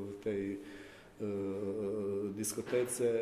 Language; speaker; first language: Polish; non-native, fluent; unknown